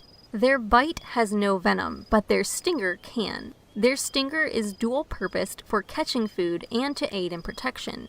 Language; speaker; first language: English; native; English